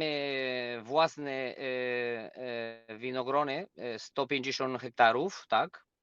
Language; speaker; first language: Polish; non-native, learner; Spanish